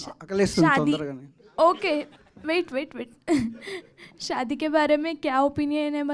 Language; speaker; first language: Hindi; non-native, local second language; Marathi